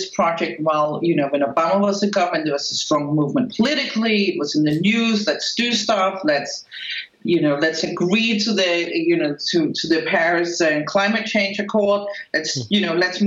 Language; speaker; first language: English; non-native, fluent; Spanish